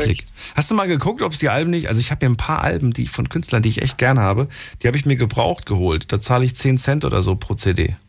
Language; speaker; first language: German; native; German